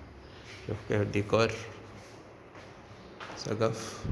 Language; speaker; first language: Arabic; non-native, learner; Urdu